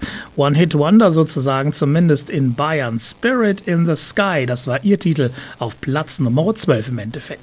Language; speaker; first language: German; native; German